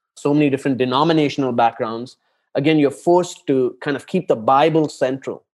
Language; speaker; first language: English; non-native, local second language; Tamil